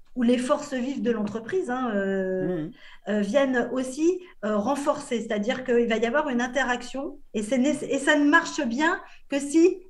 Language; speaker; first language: French; native; French